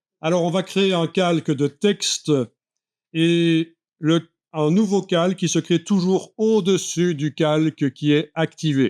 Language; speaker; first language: French; native; French